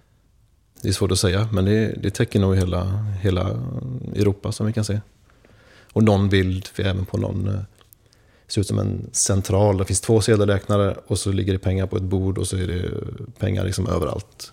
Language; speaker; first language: Swedish; native; Swedish